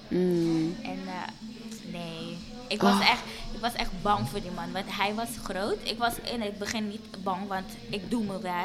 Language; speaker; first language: Dutch; non-native, fluent; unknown